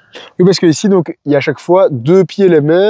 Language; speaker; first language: French; native; French